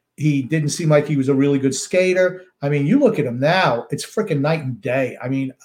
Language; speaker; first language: English; native; English